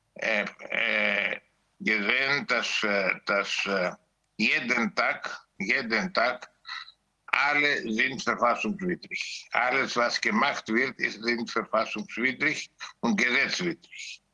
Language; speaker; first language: German; non-native, learner; Greek